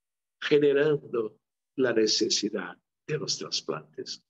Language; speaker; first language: Spanish; non-native, local second language; Portuguese